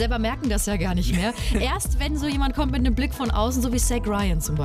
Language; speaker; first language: German; native; German